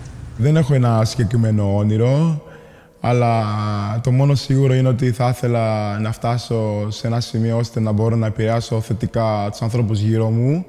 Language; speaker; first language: Greek; early bilingual, other home language; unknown